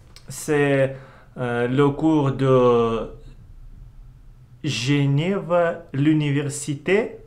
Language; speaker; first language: French; non-native, learner; Russian